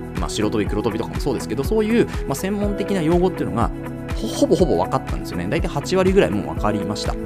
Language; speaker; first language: Japanese; native; Japanese